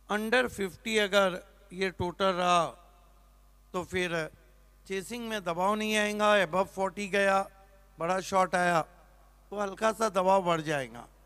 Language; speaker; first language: Hindi; non-native, local second language; Marathi